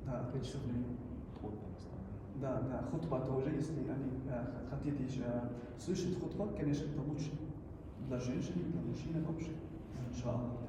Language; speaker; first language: Russian; non-native, learner; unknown